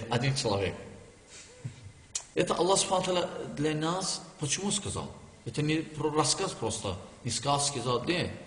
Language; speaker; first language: Russian; non-native, learner; Azerbaijani